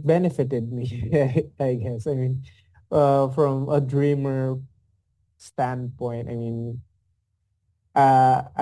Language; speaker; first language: English; non-native, local second language; Filipino